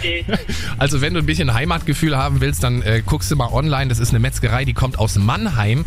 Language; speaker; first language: German; native; German